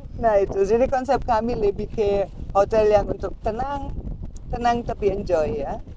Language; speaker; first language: Indonesian; non-native, fluent; German